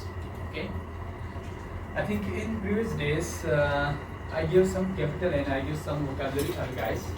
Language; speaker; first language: English; non-native, fluent; Urdu